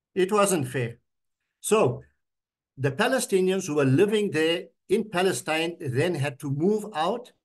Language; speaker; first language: English; native; English